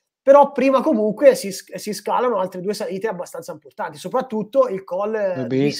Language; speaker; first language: Italian; native; Italian